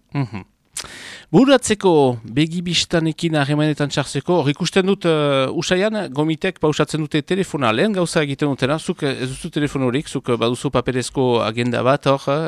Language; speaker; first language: Basque; native; Basque